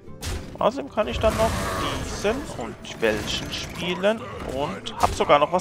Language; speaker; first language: German; native; German